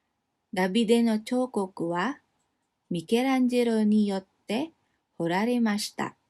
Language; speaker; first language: Japanese; non-native, fluent; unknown